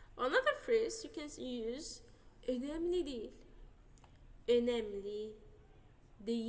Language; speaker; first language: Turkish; non-native, fluent; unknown